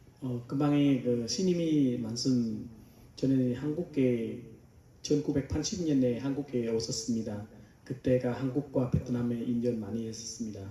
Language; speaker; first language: Korean; non-native, learner; Vietnamese